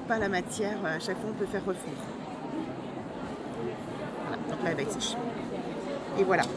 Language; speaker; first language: French; native; French